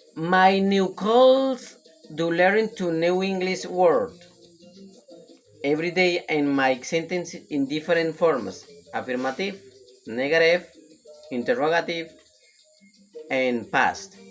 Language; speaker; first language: English; non-native, learner; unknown